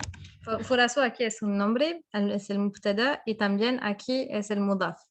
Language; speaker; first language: Spanish; non-native, fluent; French